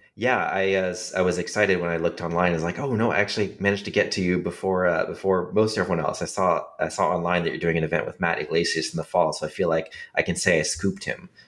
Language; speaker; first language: English; native; English